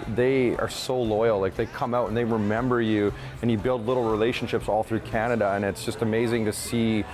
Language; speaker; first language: English; native; English